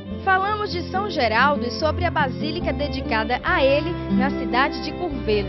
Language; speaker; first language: Portuguese; native; Portuguese